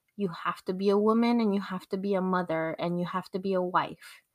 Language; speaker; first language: English; non-native, fluent; Spanish